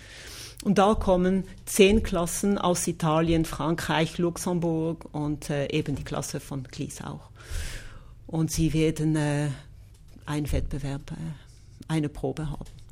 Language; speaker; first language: German; non-native, local second language; French